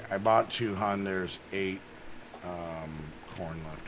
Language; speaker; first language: English; native; English